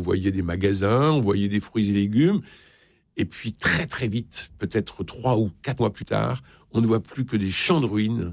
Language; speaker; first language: French; native; French